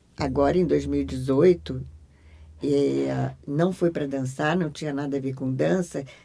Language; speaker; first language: Portuguese; native; Portuguese